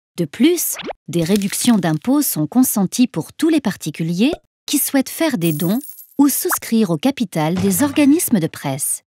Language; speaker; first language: French; native; French